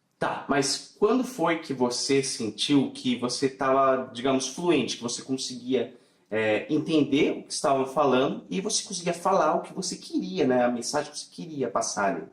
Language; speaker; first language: Portuguese; native; Portuguese